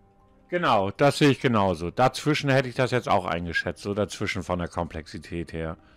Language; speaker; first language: German; native; German